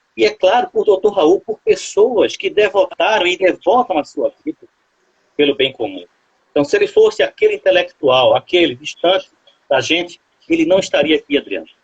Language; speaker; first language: Portuguese; native; Portuguese